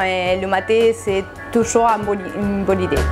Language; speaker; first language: French; non-native, fluent; Spanish